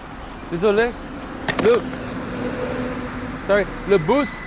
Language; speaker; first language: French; non-native, learner; English